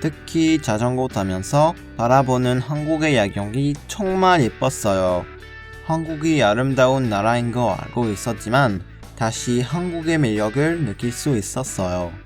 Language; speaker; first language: Korean; non-native, learner; French